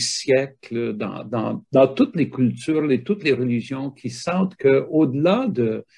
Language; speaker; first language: French; native; French